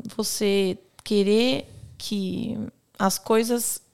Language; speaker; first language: Portuguese; native; Portuguese